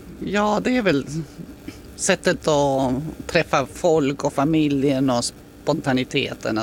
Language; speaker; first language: Swedish; non-native, fluent; Spanish